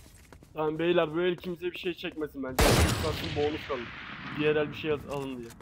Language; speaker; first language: Turkish; native; Turkish